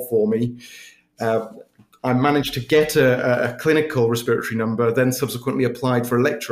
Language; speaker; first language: English; native; English